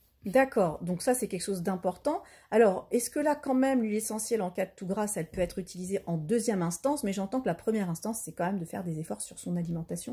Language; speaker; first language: French; native; French